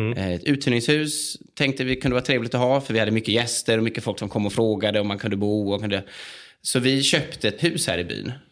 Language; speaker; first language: Swedish; native; Swedish